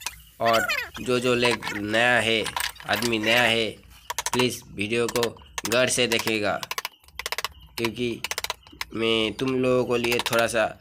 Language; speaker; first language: Hindi; non-native, local second language; Bangla